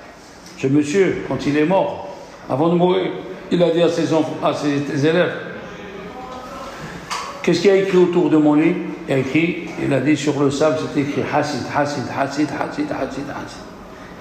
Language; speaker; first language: French; native; French